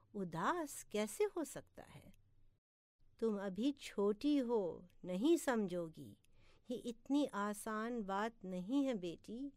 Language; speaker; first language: Urdu; native; Urdu